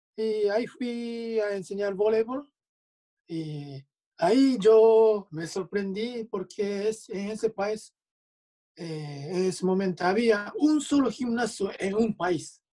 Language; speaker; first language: Spanish; non-native, learner; Japanese